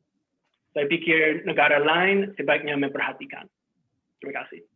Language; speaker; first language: Indonesian; non-native, fluent; English